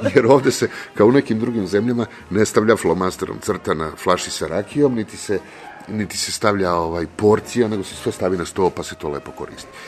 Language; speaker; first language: Serbian; native; Serbian